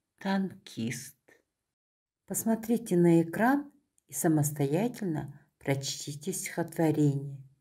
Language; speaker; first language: Russian; non-native, local second language; Kazakh